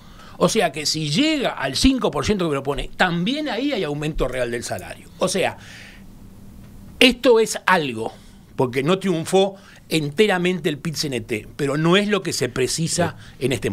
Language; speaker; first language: Spanish; native; Spanish